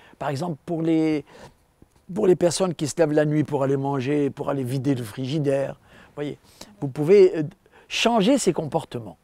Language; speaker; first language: French; non-native, local second language; Arabic